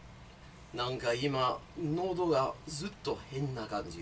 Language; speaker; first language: Japanese; non-native, fluent; English